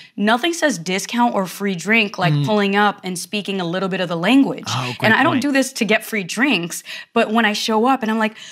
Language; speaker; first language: English; early bilingual, other home language; Portuguese